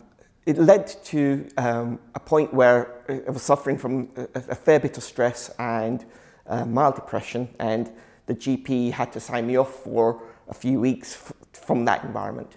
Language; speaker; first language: English; early bilingual, other home language; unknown